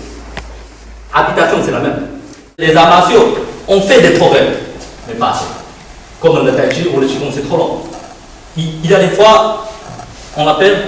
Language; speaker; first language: French; non-native, fluent; Chinese